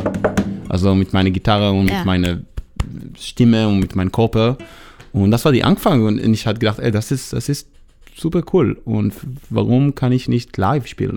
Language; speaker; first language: German; non-native, learner; Hebrew